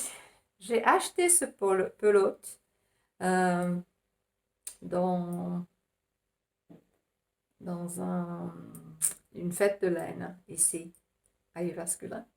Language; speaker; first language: French; non-native, fluent; Finnish